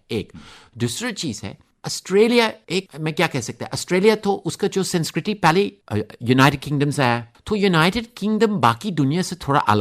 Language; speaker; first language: Hindi; non-native, fluent; English